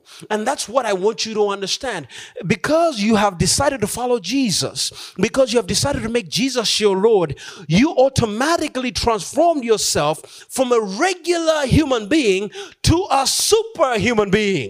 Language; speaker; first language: English; non-native, local second language; Nyanja